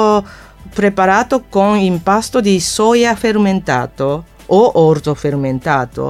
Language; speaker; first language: Italian; non-native, fluent; Japanese